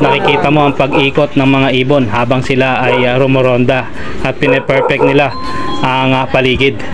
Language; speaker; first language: Filipino; native; Filipino